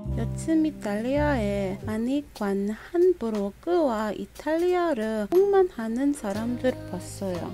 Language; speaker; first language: Korean; non-native, learner; English